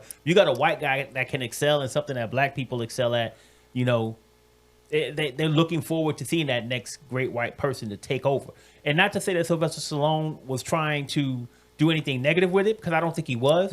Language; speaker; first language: English; native; English